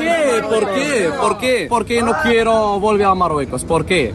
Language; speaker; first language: Spanish; non-native, learner; Arabic